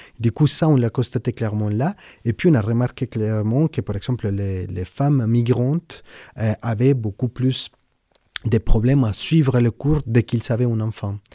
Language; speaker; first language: French; non-native, fluent; Spanish